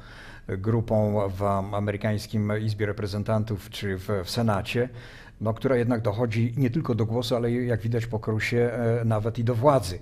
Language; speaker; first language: Polish; native; Polish